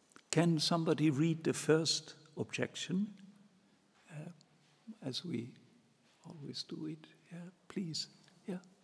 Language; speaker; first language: English; non-native, fluent; German